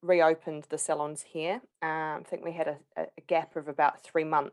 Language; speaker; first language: English; native; English